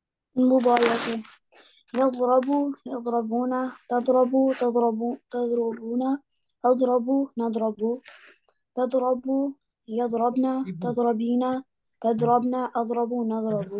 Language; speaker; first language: Arabic; non-native, learner; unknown